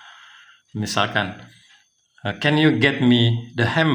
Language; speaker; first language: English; non-native, fluent; Indonesian